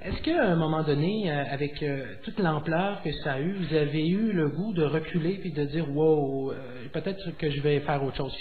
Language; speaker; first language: French; native; French